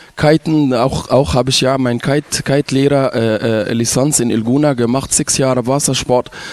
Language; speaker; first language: German; non-native, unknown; Arabic